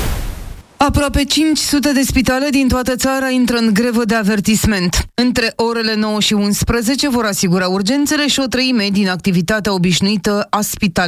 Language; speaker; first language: Romanian; native; Romanian